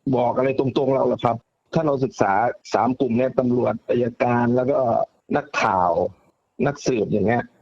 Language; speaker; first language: Thai; native; Thai